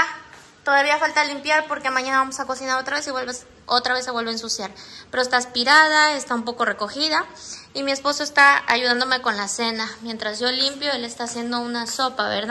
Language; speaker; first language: Spanish; native; Spanish